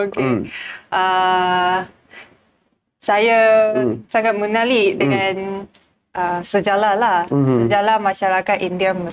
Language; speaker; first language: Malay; non-native, learner; Japanese